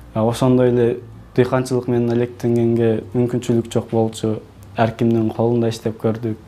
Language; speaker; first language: Kyrgyz; early bilingual, heritage; Kyrgyz